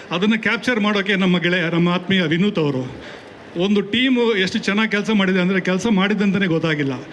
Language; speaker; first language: Kannada; non-native, local second language; Tulu